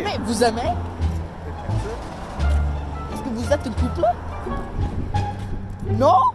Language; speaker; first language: French; non-native, learner; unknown